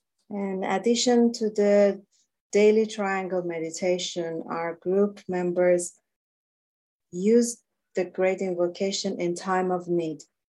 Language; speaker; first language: English; non-native, fluent; Persian